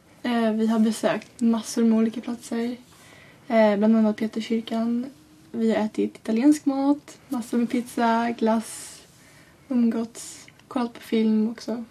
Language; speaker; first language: Swedish; early bilingual, other home language; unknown